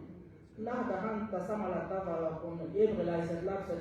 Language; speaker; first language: Finnish; non-native, fluent; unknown